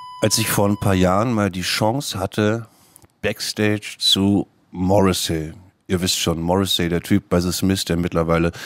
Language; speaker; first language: German; native; German